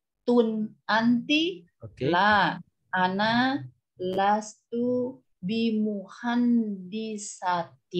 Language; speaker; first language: Arabic; non-native, learner; Indonesian